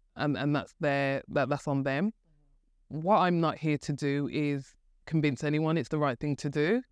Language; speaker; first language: English; native; English